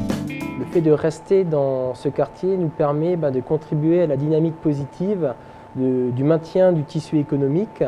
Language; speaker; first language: French; native; French